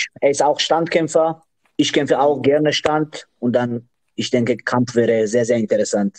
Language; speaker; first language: German; non-native, learner; Georgian